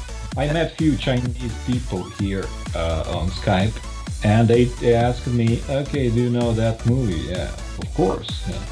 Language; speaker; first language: English; non-native, fluent; Croatian